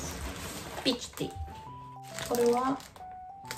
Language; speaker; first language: Japanese; non-native, learner; Indonesian